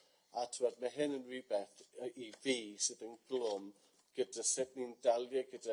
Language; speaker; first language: Welsh; non-native, fluent; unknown